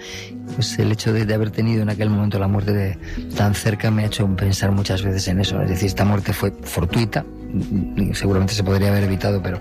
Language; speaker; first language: Spanish; native; Spanish